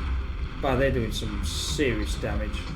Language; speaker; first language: English; native; English